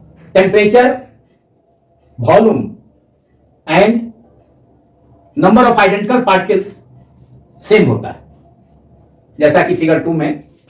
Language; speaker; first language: Hindi; native; Hindi